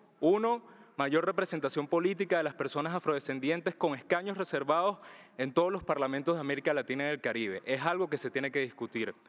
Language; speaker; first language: Spanish; native; Spanish